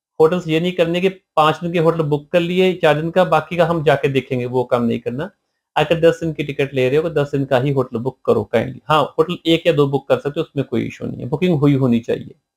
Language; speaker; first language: Hindi; non-native, local second language; Punjabi